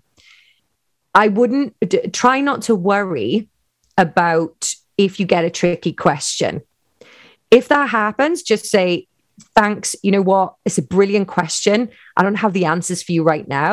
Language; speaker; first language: English; native; English